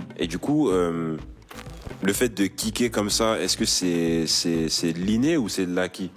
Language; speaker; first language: French; native; French